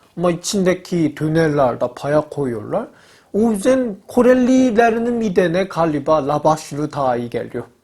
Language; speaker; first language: Turkish; non-native, learner; Korean